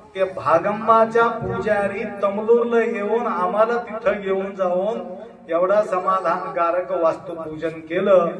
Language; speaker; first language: Marathi; non-native, local second language; Kannada